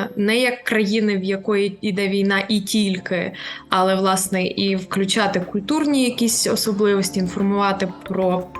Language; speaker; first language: Ukrainian; native; Ukrainian